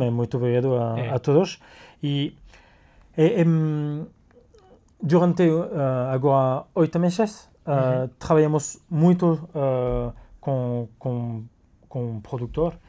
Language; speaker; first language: Portuguese; non-native, learner; French